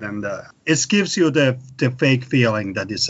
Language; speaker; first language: English; non-native, fluent; Finnish